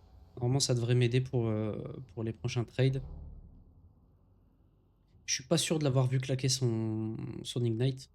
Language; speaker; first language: French; native; French